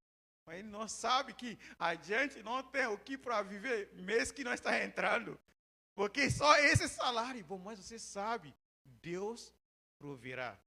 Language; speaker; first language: Portuguese; non-native, learner; Yoruba